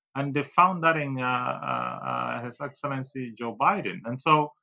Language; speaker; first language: English; non-native, local second language; Ewe